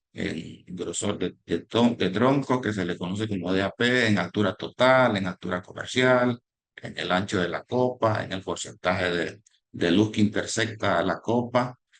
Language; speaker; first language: Spanish; native; Spanish